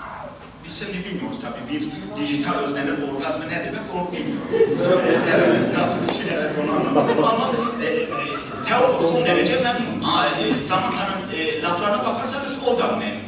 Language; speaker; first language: Turkish; native; Turkish